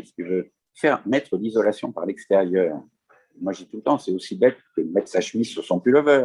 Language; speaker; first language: French; native; French